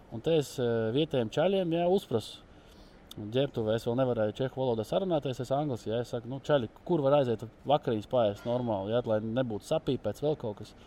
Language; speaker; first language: Latvian; native; Latvian